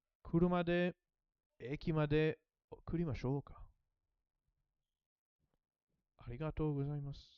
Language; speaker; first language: Japanese; non-native, learner; English